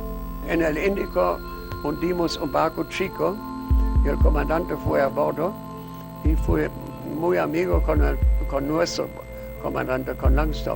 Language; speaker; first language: Spanish; non-native, fluent; German